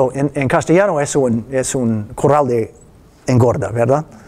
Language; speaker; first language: Spanish; non-native, fluent; English